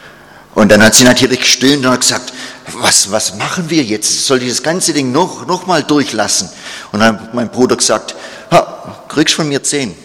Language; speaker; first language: German; non-native, fluent; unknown